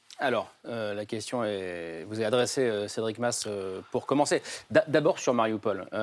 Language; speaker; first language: French; native; French